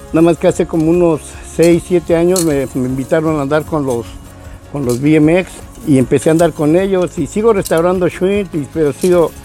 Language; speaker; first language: Spanish; native; Spanish